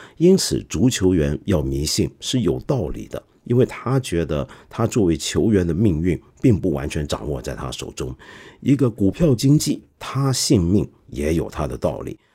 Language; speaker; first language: Chinese; non-native, local second language; Cantonese